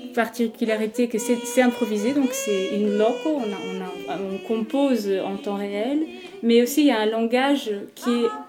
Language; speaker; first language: French; non-native, fluent; Portuguese